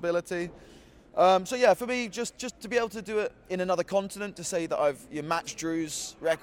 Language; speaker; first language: English; native; English